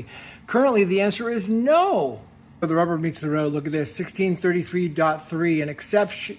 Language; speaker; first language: English; native; English